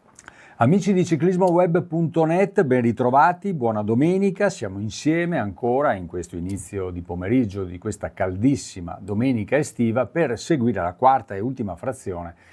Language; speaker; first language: Italian; native; Italian